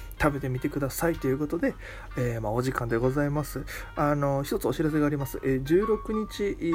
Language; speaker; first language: Japanese; native; Japanese